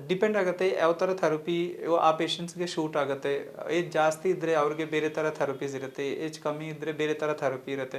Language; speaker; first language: Kannada; non-native, local second language; Hindi